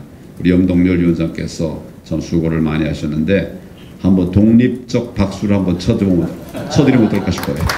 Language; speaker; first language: Korean; native; Korean